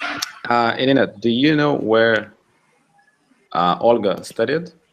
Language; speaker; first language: English; non-native, fluent; Russian